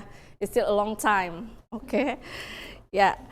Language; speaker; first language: English; non-native, fluent; Indonesian